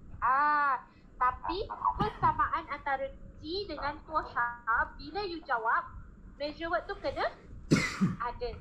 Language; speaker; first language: Malay; non-native, local second language; Chinese